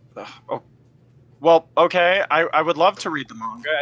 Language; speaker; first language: English; native; English